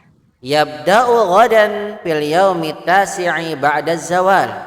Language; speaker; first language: Arabic; non-native, fluent; Indonesian